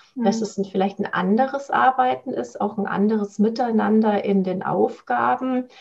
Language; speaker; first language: German; native; German